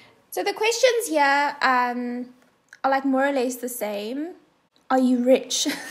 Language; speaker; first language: English; non-native, local second language; Afrikaans